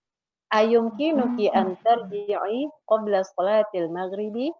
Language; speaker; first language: Arabic; non-native, learner; Indonesian